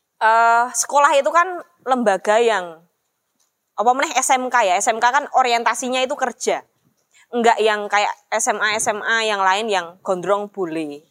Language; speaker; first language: Indonesian; non-native, local second language; Javanese